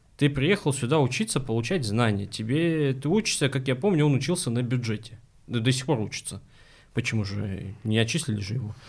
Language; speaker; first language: Russian; non-native, local second language; Uzbek